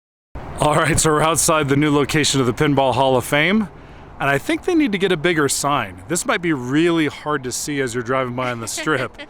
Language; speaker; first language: English; native; English